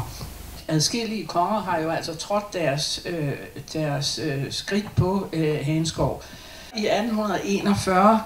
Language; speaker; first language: Danish; native; Danish